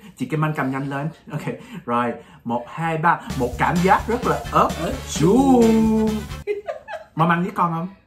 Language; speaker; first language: Vietnamese; early bilingual, heritage; Vietnamese